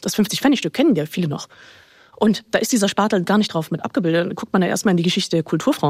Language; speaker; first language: German; native; German